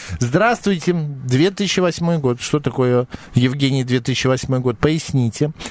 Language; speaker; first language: Russian; native; Russian